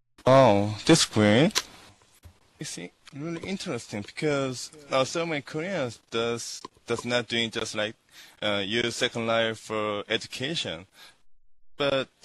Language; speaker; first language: English; non-native, learner; Korean